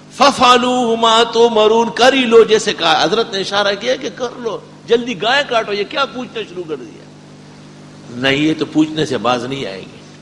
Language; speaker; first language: Urdu; non-native, local second language; Pashto